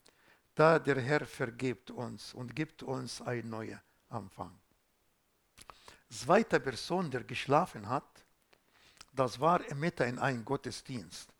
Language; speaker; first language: German; non-native, fluent; Arabic